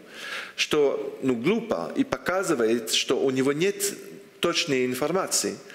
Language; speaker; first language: Russian; non-native, fluent; French